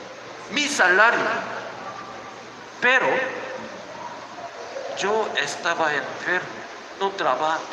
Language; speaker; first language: Spanish; non-native, learner; Korean